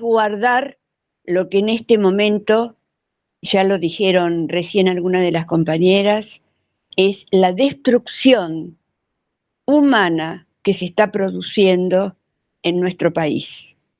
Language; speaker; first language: Spanish; non-native, fluent; English